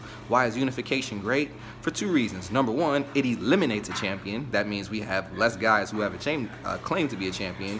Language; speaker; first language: English; native; English